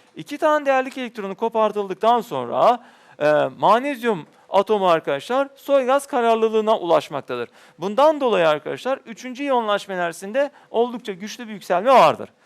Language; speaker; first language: Turkish; native; Turkish